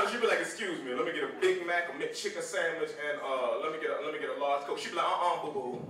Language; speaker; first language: English; native; English